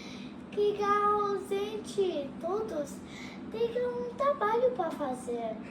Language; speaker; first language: Portuguese; early bilingual, heritage; Portuguese